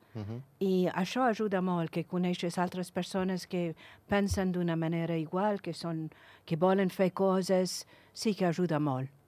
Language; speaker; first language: Catalan; non-native, fluent; English